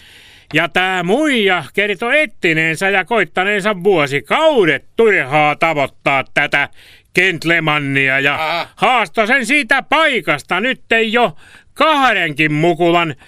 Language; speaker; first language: Finnish; native; Finnish